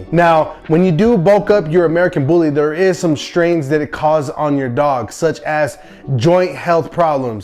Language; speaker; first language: English; native; English